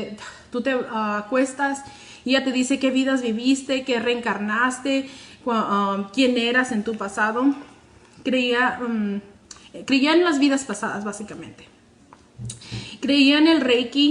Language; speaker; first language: Spanish; native; Spanish